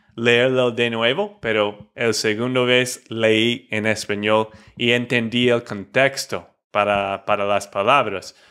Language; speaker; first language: Spanish; non-native, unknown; English